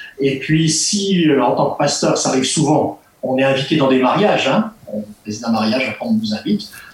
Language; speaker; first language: French; native; French